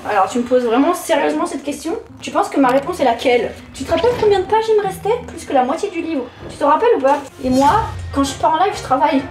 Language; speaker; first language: French; native; French